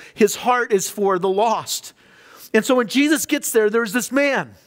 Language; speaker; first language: English; native; English